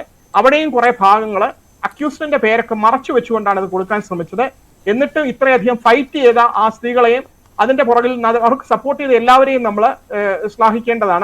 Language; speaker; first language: Malayalam; native; Malayalam